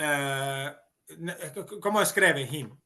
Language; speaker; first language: Portuguese; non-native, learner; English